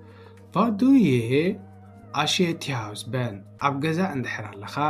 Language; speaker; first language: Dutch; non-native, learner; Tigrinya